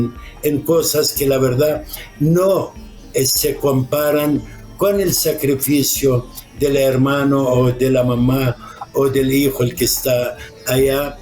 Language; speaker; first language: Spanish; non-native, fluent; Arabic